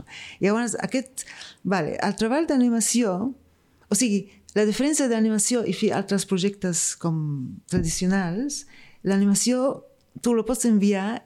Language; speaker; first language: Catalan; non-native, fluent; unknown